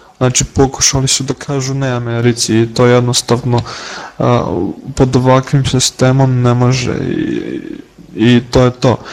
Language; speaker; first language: Serbian; native; Serbian